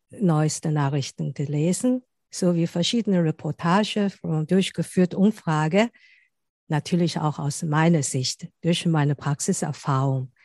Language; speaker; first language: German; non-native, fluent; Chinese